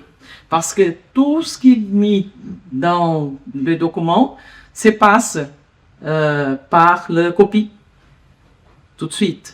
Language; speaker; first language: French; non-native, learner; Portuguese